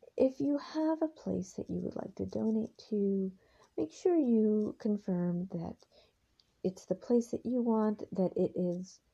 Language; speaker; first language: English; early bilingual, other home language; Spanish